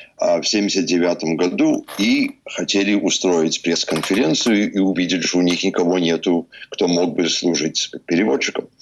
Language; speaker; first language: Russian; early bilingual, heritage; English